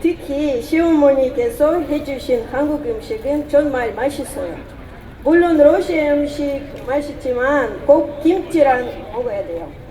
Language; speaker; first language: Korean; non-native, learner; Russian